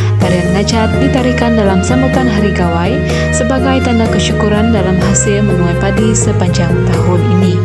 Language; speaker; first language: Malay; non-native, local second language; Iban